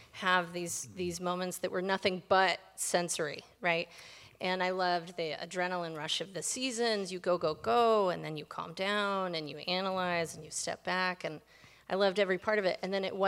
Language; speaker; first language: English; native; English